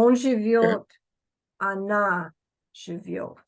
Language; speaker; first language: Russian; non-native, fluent; English